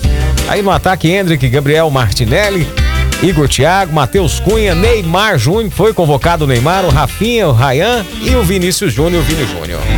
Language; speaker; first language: Portuguese; native; Portuguese